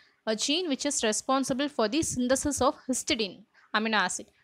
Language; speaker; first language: English; non-native, local second language; Tamil